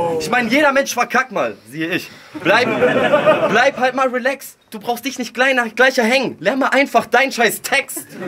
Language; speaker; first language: German; early bilingual, other home language; Russian